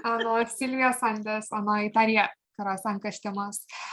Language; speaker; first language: Japanese; non-native, fluent; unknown